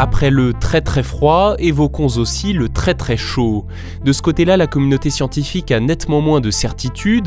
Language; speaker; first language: French; native; French